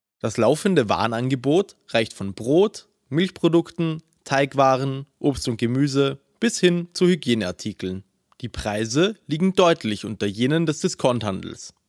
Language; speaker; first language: German; native; German